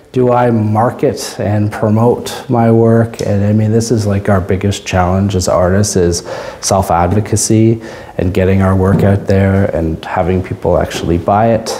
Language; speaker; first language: English; native; English